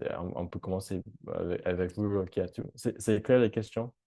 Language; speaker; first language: French; non-native, fluent; English